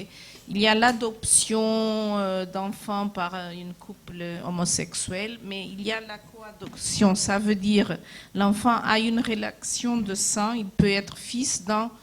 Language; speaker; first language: French; non-native, fluent; Portuguese